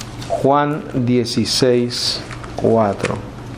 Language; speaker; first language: Spanish; native; Spanish